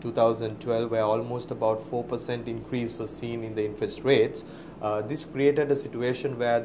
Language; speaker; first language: English; non-native, local second language; Sinhala